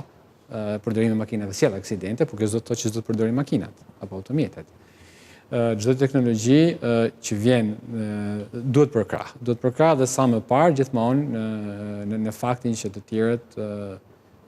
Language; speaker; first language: Albanian; native; Albanian